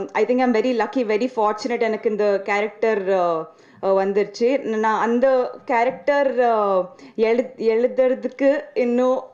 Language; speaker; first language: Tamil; non-native, learner; Telugu